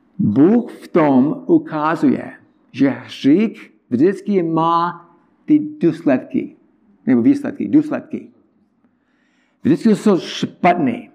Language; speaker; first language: Czech; non-native, learner; English